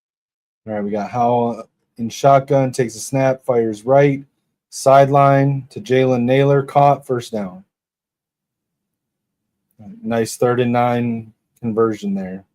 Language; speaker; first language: English; native; English